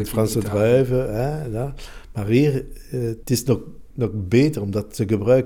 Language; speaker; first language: Dutch; non-native, local second language; Italian